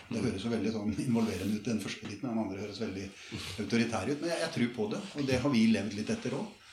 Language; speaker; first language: Norwegian; native; Norwegian